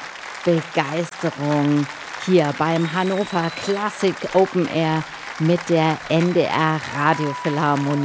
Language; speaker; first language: German; native; German